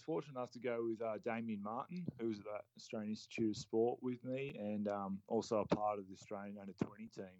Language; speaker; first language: English; native; English